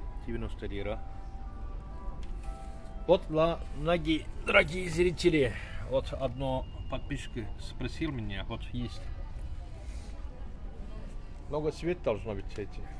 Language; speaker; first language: Russian; non-native, learner; Turkish